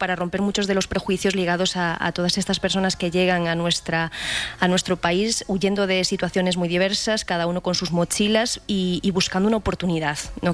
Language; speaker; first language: Spanish; native; Spanish